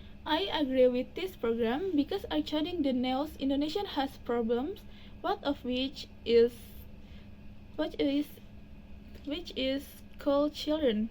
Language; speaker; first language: English; non-native, learner; Indonesian